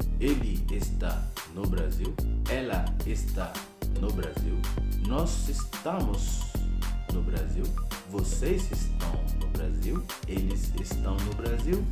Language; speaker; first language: Portuguese; non-native, fluent; Haitian Creole